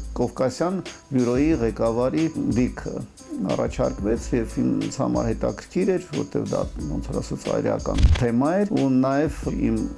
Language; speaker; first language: Armenian; non-native, local second language; Russian